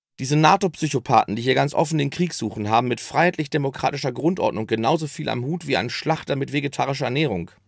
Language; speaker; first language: German; native; German